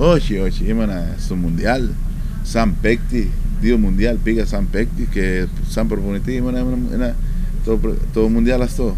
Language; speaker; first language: Greek; non-native, fluent; Spanish